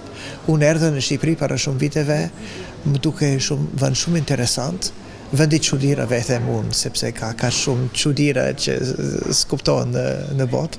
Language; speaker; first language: Albanian; non-native, fluent; English